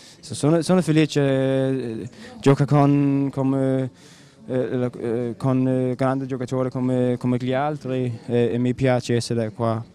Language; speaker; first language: Italian; non-native, learner; Danish